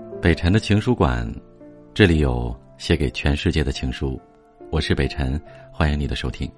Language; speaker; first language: Chinese; native; Chinese